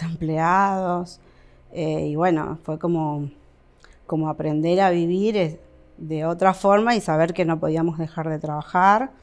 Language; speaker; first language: Spanish; native; Spanish